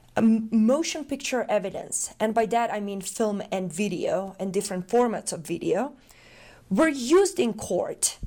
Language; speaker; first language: English; non-native, fluent; Macedonian